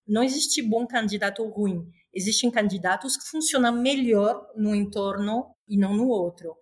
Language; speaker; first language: Portuguese; non-native, fluent; Spanish